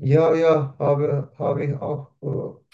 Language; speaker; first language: German; non-native, learner; Turkish